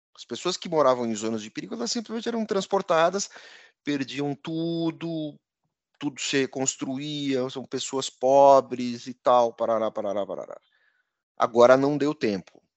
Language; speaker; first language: Portuguese; native; Portuguese